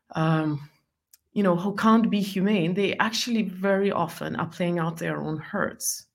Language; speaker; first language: English; non-native, fluent; Estonian